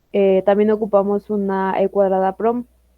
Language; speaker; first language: Spanish; native; Spanish